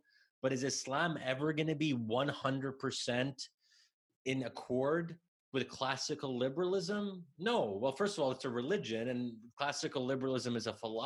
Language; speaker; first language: English; native; English